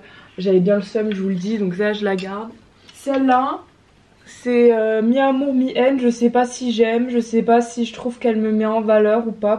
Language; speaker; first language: French; native; French